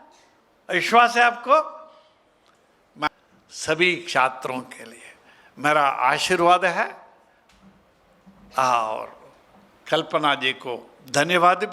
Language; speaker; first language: Hindi; non-native, local second language; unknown